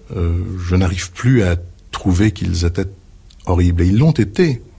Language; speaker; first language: French; native; French